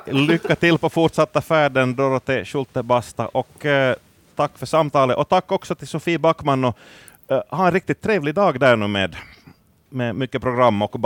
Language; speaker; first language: Swedish; native; Swedish